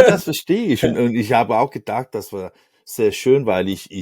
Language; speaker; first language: German; non-native, learner; Danish